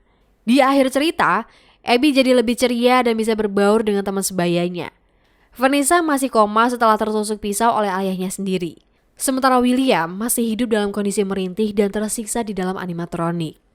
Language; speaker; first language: Indonesian; native; Indonesian